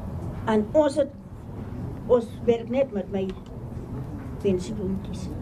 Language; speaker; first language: Dutch; non-native, local second language; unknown